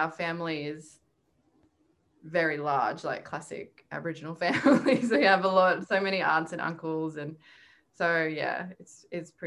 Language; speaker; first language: English; native; English